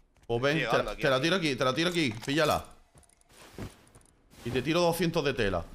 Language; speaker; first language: Spanish; native; Spanish